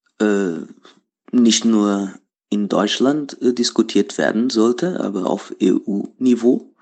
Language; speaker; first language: German; non-native, learner; Portuguese